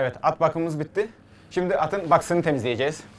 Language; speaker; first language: Turkish; native; Turkish